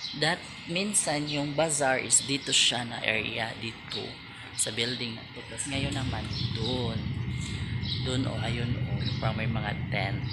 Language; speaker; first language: Filipino; non-native, local second language; Cebuano